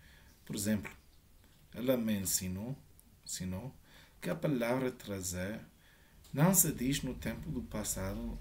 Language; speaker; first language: Portuguese; non-native, learner; Spanish